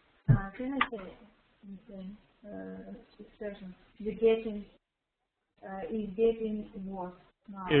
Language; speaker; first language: English; non-native, learner; Russian